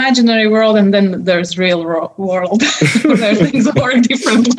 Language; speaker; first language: English; non-native, fluent; Latvian